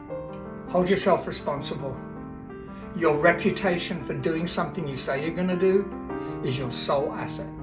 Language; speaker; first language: English; native; English